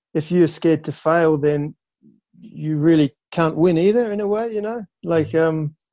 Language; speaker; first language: English; native; English